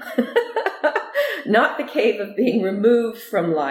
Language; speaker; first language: English; native; English